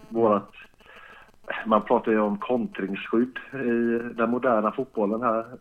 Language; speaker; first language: Swedish; native; Swedish